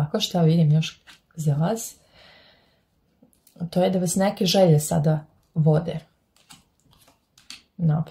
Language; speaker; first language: Serbian; native; Serbian